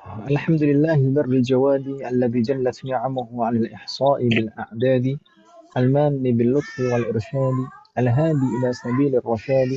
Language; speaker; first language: Arabic; non-native, fluent; Indonesian